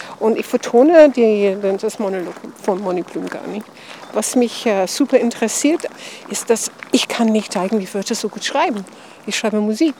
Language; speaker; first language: German; non-native, fluent; English